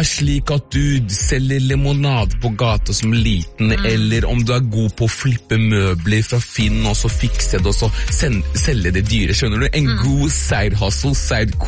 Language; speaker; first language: Norwegian; native; Norwegian